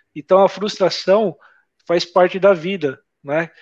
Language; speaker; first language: Portuguese; native; Portuguese